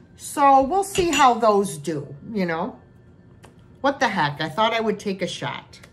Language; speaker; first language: English; native; English